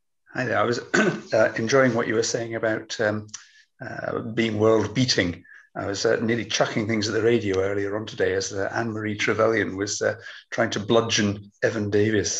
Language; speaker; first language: English; native; English